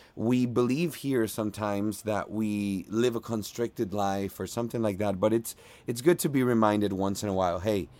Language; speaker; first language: English; non-native, fluent; Spanish